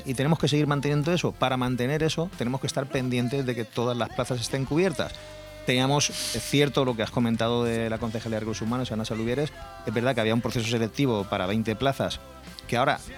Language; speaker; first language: Spanish; native; Spanish